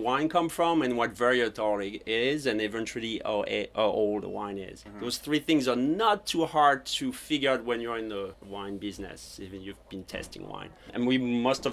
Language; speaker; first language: English; non-native, fluent; French